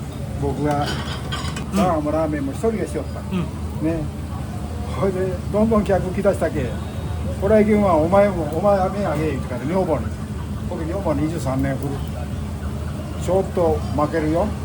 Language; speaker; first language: Japanese; native; Japanese